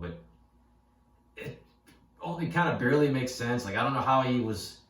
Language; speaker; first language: English; native; English